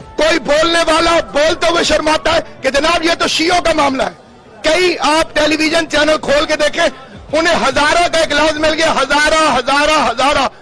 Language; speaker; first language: Urdu; non-native, local second language; Saraiki